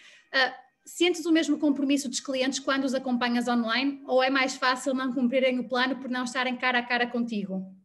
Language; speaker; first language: Portuguese; native; Portuguese